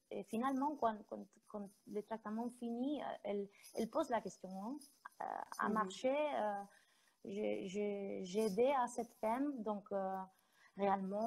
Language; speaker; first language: French; non-native, fluent; Spanish